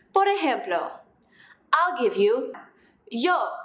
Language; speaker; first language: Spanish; non-native, fluent; English